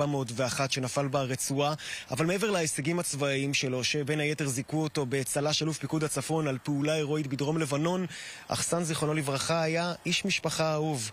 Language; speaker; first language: Hebrew; native; Hebrew